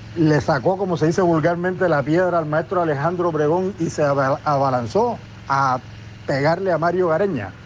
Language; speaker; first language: Spanish; native; Spanish